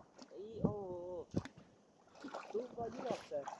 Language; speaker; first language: Finnish; native; Finnish